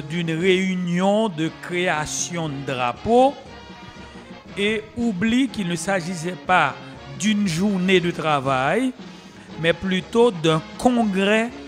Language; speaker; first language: French; non-native, local second language; Haitian Creole